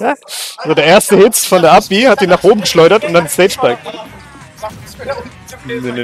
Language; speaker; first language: German; native; German